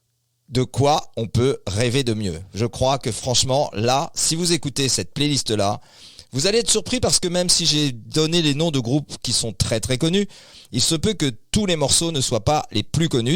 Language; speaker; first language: French; native; French